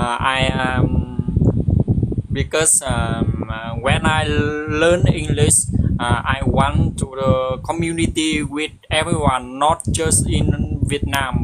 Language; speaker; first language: English; non-native, learner; Vietnamese